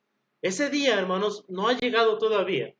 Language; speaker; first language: Spanish; native; Spanish